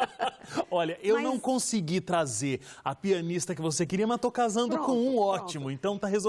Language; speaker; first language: Portuguese; native; Portuguese